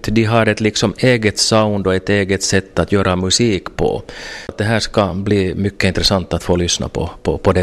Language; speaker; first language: Swedish; native; Swedish